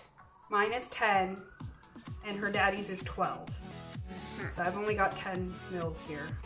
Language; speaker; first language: English; native; English